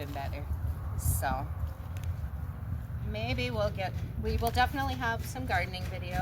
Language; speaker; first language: English; native; English